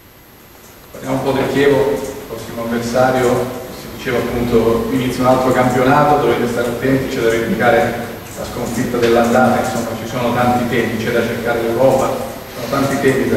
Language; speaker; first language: Italian; native; Italian